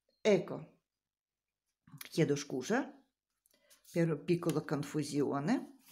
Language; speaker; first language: Italian; non-native, learner; Russian